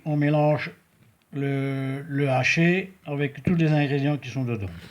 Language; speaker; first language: French; native; French